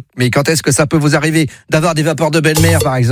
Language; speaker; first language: French; native; French